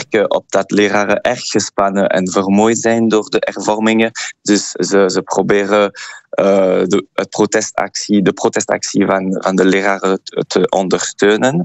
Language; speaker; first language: Dutch; non-native, fluent; French